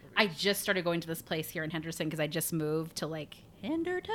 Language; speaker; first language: English; native; English